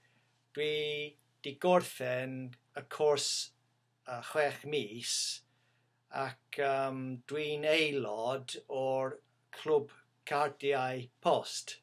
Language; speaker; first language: Welsh; non-native, learner; English